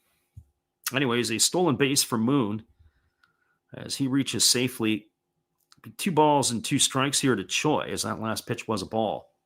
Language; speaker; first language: English; native; English